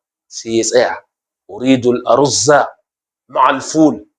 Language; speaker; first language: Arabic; non-native, fluent; Hausa